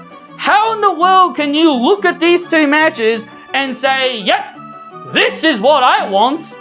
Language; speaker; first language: English; native; English